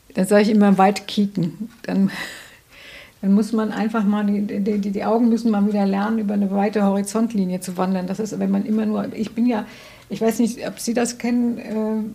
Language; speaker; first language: German; native; German